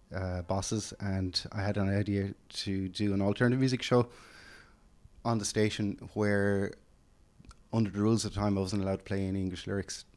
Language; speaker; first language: English; native; English